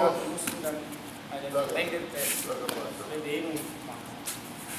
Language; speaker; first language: German; non-native, fluent; Croatian